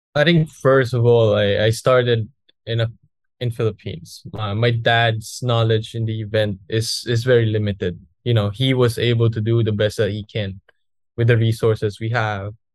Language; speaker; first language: English; non-native, local second language; Filipino